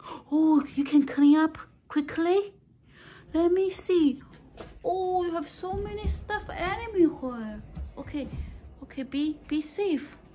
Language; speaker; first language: English; non-native, fluent; Chinese